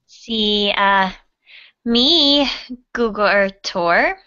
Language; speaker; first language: Spanish; non-native, learner; English